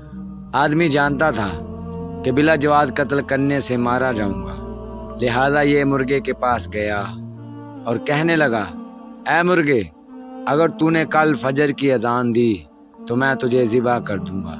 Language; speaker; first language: Urdu; native; Urdu